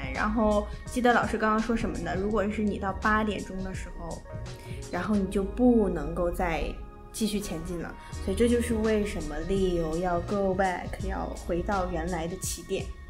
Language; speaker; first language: Chinese; native; Chinese